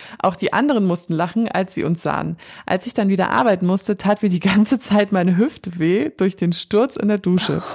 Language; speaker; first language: German; native; German